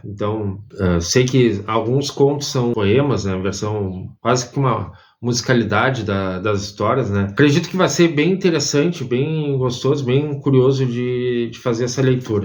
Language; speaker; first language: Portuguese; native; Portuguese